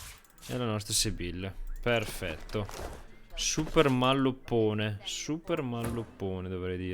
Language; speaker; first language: Italian; native; Italian